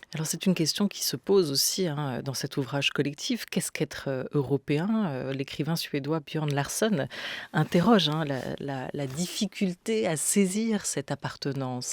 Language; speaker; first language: French; native; French